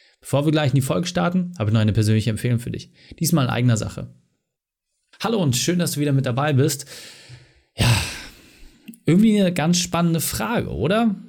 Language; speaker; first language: German; native; German